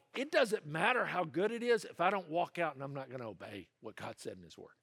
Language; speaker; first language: English; native; English